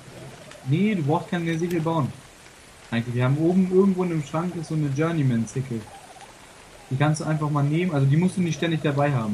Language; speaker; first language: German; native; German